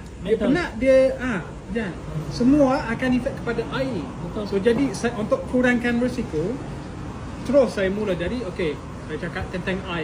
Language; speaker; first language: Malay; native; Malay